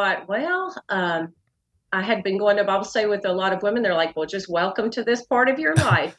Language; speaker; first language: English; native; English